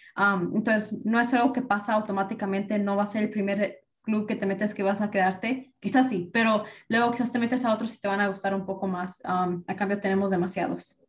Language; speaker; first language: Spanish; early bilingual, heritage; Spanish